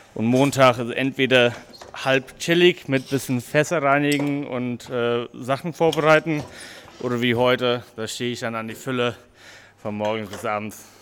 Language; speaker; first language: German; non-native, fluent; English